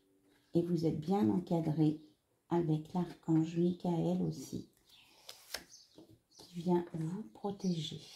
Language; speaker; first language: French; native; French